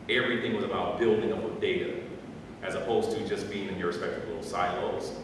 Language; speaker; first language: English; native; English